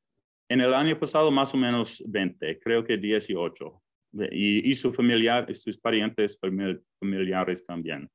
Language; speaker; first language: Spanish; non-native, fluent; English